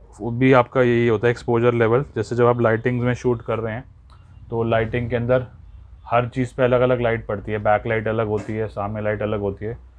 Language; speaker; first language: Hindi; native; Hindi